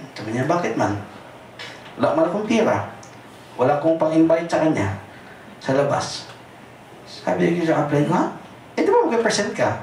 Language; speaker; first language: Filipino; non-native, local second language; Cebuano